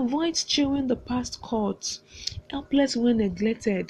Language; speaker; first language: English; non-native, local second language; Yoruba